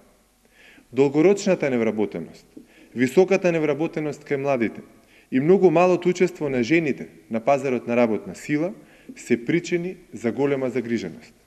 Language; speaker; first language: Macedonian; native; Macedonian